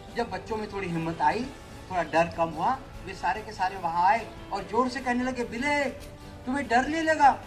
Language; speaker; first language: Hindi; native; Hindi